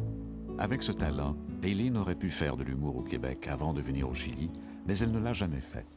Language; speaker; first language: French; native; French